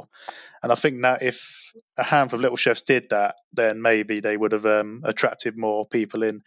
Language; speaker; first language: English; native; English